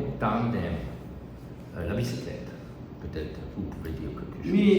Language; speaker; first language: French; non-native, learner; German